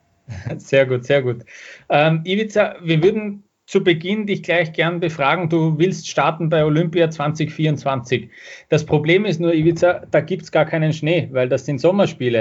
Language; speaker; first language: German; native; German